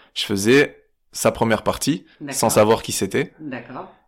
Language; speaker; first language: French; native; French